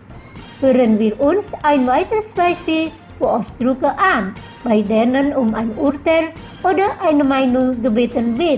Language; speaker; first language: German; non-native, fluent; Indonesian